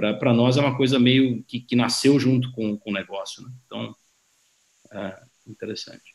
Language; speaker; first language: Portuguese; native; Portuguese